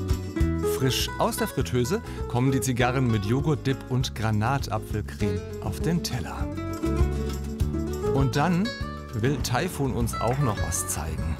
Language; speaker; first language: German; native; German